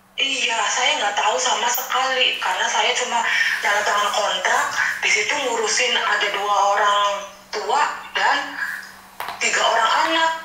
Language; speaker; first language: Indonesian; non-native, local second language; Javanese